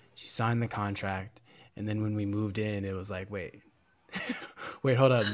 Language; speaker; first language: English; native; English